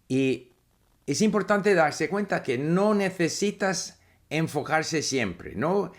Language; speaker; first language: Spanish; non-native, fluent; English